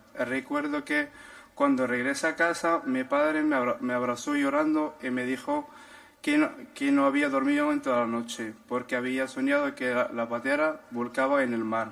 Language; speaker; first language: Spanish; non-native, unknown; Arabic